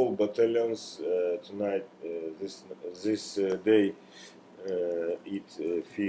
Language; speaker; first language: English; non-native, learner; Russian